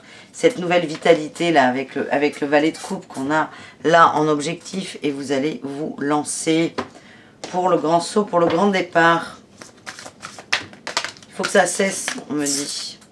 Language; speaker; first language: French; native; French